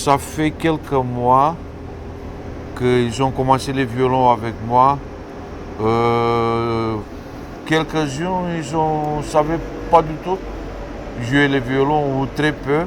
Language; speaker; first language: French; non-native, fluent; Romanian